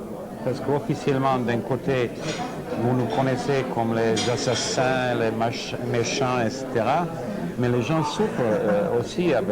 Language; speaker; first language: French; non-native, fluent; Serbian